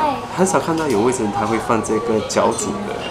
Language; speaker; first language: Chinese; native; Chinese